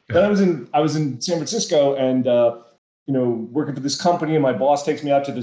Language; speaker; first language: English; native; English